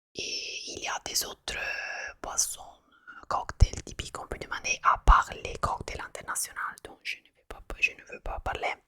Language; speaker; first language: French; non-native, fluent; Italian